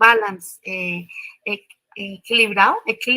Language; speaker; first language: English; non-native, learner; Spanish